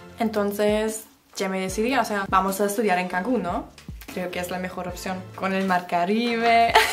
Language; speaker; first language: Spanish; non-native, fluent; German